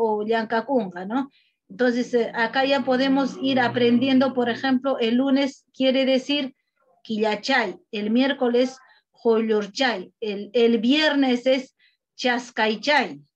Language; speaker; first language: Spanish; non-native, local second language; Quechua